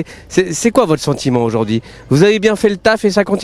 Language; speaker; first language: French; native; French